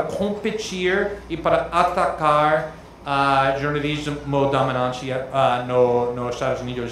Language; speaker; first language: Portuguese; non-native, fluent; English